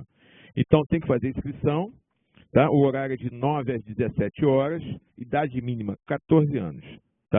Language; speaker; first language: Portuguese; native; Portuguese